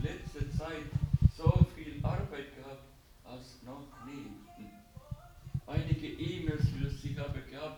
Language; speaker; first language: German; non-native, learner; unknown